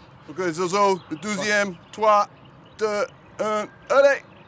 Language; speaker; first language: French; non-native, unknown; English